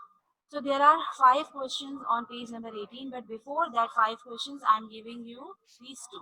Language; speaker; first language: English; non-native, local second language; Urdu